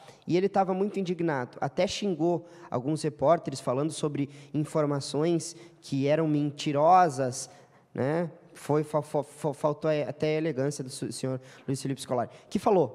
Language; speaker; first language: Portuguese; native; Portuguese